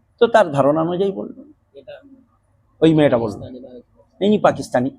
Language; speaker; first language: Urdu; non-native, fluent; Bangla